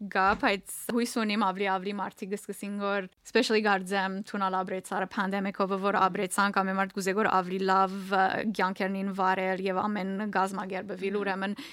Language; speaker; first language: Armenian; early bilingual, heritage; Armenian